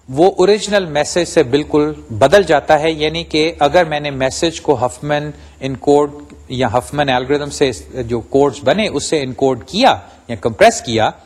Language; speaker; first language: Urdu; native; Urdu